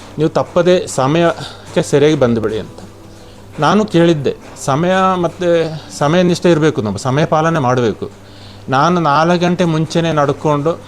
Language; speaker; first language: Kannada; non-native, local second language; Kodava